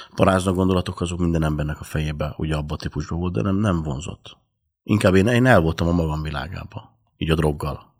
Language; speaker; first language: Hungarian; native; Hungarian